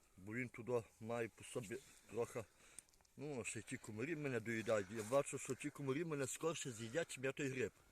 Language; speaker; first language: Ukrainian; native; Ukrainian